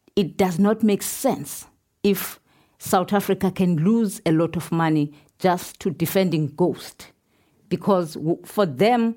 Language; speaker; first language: English; non-native, local second language; Xhosa